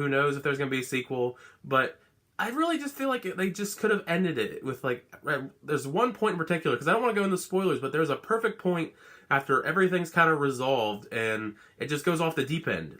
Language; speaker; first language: English; native; English